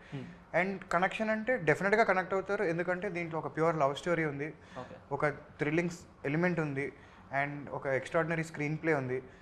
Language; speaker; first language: Telugu; native; Telugu